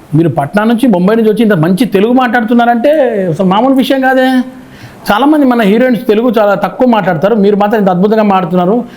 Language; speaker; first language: Telugu; native; Telugu